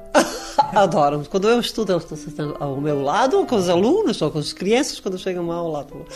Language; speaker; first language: Portuguese; non-native, learner; Croatian